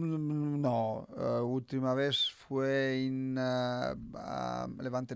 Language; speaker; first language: Spanish; non-native, fluent; Italian